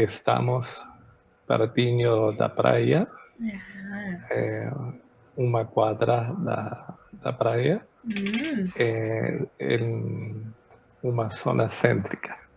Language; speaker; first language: Portuguese; non-native, learner; Spanish